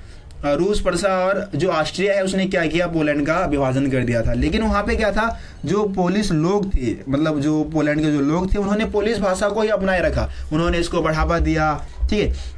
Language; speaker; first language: Hindi; native; Hindi